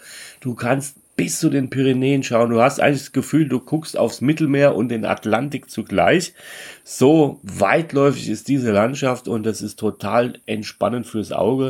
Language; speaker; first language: German; native; German